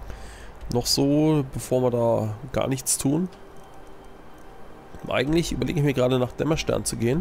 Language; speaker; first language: German; native; German